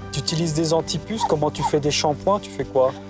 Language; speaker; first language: French; native; French